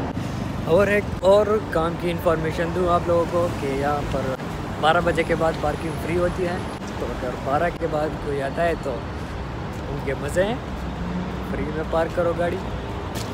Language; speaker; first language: Urdu; native; Urdu